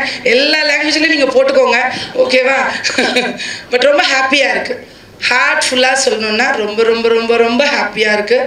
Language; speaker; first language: Tamil; non-native, fluent; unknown